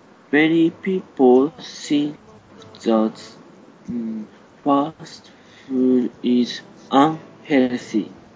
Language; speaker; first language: English; non-native, learner; Japanese